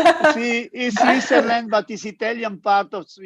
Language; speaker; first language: English; non-native, learner; Italian